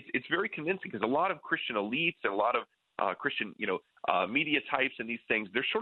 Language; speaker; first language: English; native; English